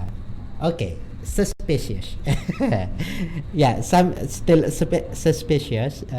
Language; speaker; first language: English; non-native, learner; Indonesian